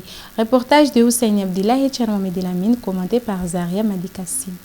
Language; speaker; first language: French; non-native, local second language; Comorian